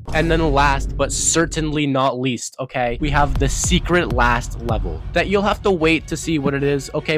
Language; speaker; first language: English; native; English